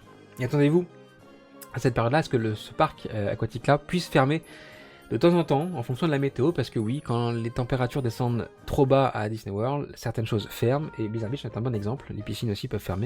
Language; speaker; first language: French; native; French